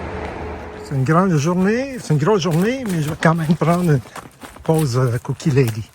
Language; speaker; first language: French; native; French